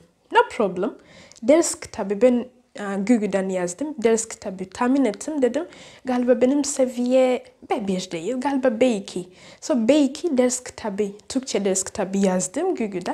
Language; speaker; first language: Turkish; non-native, learner; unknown